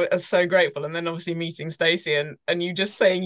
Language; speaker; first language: English; native; English